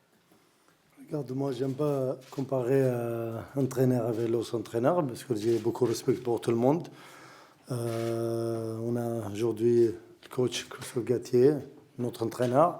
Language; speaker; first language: French; non-native, learner; Arabic